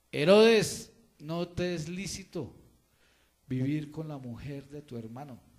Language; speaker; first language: Spanish; native; Spanish